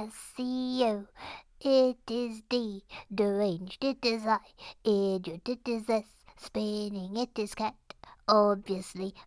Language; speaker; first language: English; native; English